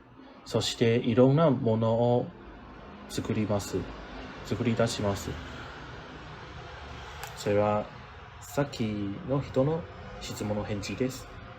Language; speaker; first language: Japanese; non-native, learner; English